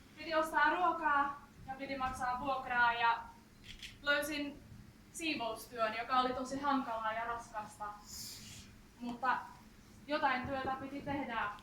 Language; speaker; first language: Finnish; non-native, fluent; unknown